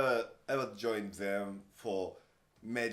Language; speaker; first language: English; non-native, learner; Japanese